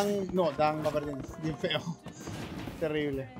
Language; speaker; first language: Spanish; native; Spanish